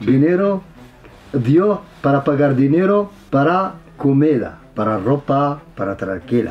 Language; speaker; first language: Spanish; non-native, learner; Arabic